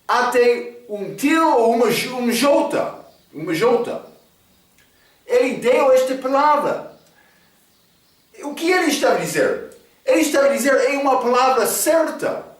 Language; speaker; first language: Portuguese; non-native, fluent; English